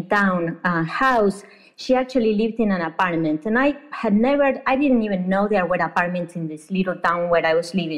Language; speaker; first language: English; non-native, fluent; Spanish